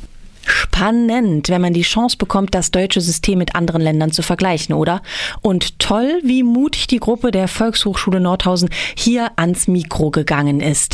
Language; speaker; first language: German; native; German